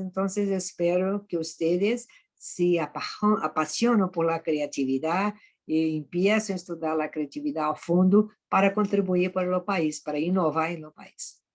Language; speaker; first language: Spanish; non-native, fluent; Portuguese